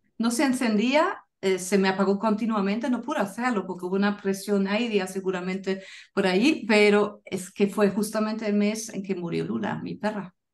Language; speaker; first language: Spanish; non-native, fluent; German